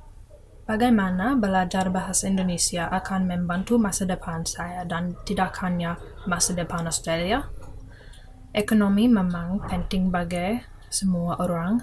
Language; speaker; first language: Indonesian; non-native, learner; English